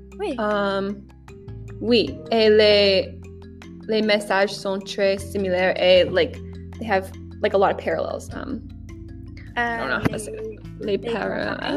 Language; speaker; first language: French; non-native, learner; English